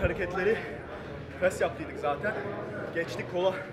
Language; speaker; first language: Turkish; early bilingual, heritage; Turkish